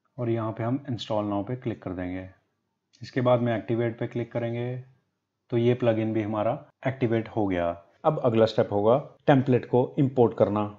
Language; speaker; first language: Hindi; native; Hindi